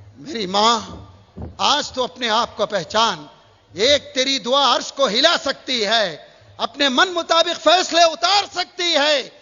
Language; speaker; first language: Urdu; native; Urdu